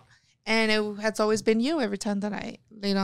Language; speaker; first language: English; early bilingual, other home language; Spanish